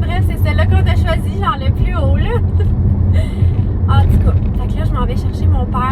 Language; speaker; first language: French; native; French